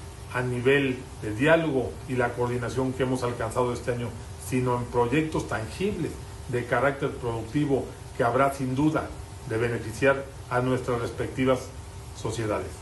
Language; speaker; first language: Spanish; native; Spanish